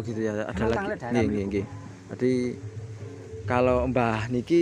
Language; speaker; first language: Indonesian; non-native, local second language; Javanese